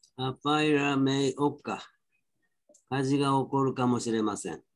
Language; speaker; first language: Japanese; native; Japanese